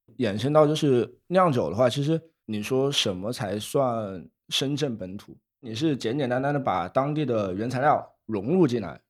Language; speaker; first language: Chinese; native; Chinese